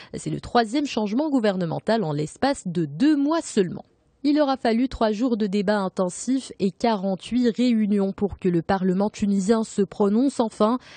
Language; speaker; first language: French; non-native, local second language; Arabic